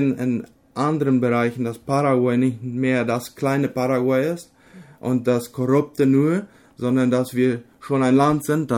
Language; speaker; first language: German; non-native, local second language; Low German